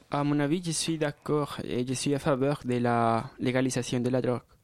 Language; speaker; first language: French; non-native, learner; Spanish